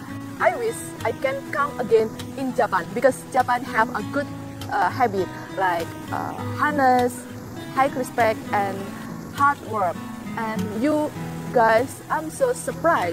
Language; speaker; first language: English; non-native, learner; Indonesian